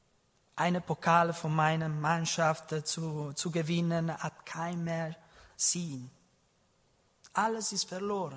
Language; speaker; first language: German; non-native, learner; Italian